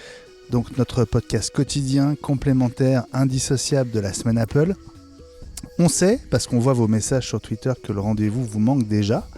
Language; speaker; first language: French; native; French